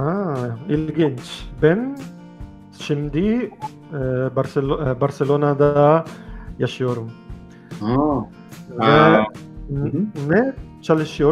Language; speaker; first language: Turkish; non-native, learner; Portuguese